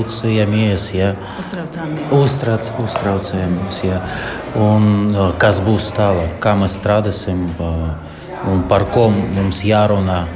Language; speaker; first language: Latvian; non-native, learner; Russian